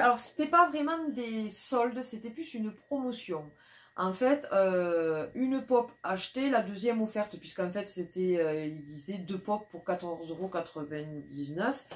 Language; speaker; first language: French; native; French